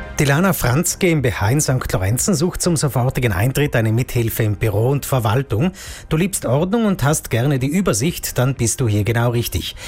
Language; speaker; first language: German; native; German